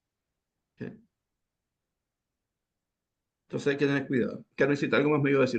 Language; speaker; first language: Spanish; native; Spanish